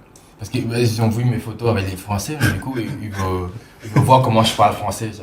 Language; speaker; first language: French; non-native, fluent; Khmer